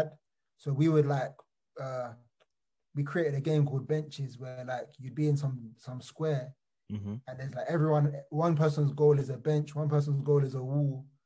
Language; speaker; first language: English; native; English